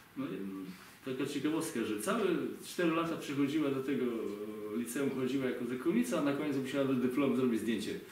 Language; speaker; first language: Polish; native; Polish